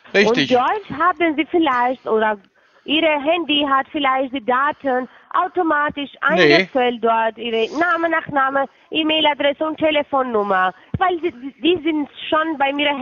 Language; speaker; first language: German; non-native, fluent; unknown